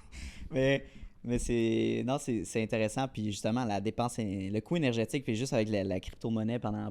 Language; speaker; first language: French; native; French